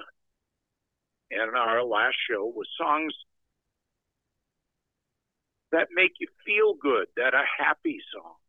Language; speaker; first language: English; native; English